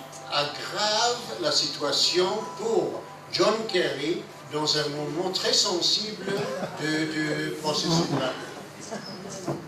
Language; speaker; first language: French; non-native, fluent; English